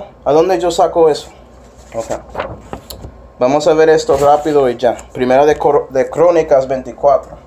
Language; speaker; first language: Spanish; non-native, fluent; English